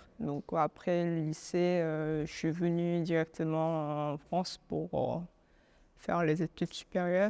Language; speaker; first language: French; non-native, fluent; Korean